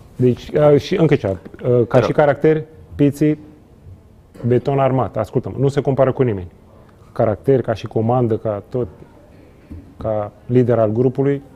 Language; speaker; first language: Romanian; non-native, fluent; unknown